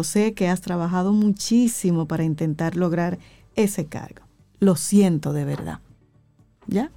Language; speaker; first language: Spanish; native; Spanish